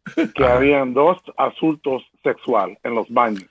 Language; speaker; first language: Spanish; early bilingual, heritage; Spanish